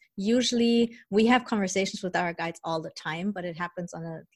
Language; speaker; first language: English; early bilingual, other home language; German